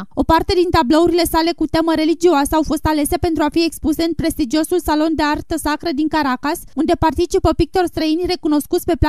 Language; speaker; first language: Romanian; native; Romanian